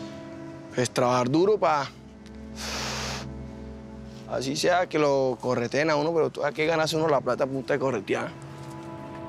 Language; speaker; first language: Spanish; native; Spanish